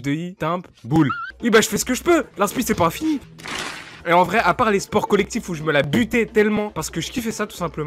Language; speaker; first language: French; native; French